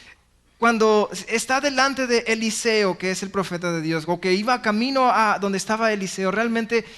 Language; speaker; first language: Spanish; native; Spanish